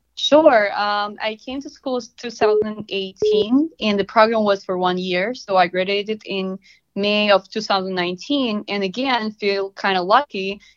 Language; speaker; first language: English; non-native, fluent; Russian